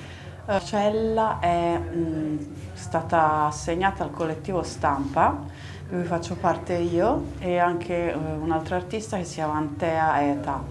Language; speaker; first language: Italian; native; Italian